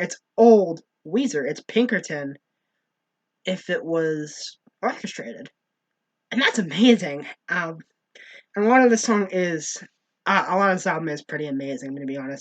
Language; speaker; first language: English; native; English